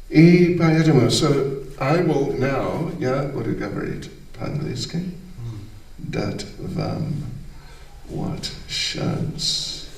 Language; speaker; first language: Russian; non-native, learner; English